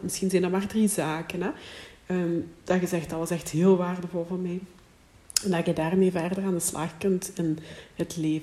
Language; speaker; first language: Dutch; native; Dutch